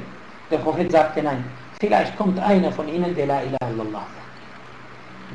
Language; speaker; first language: German; non-native, fluent; Arabic